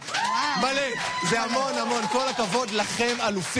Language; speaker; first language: Hebrew; native; Hebrew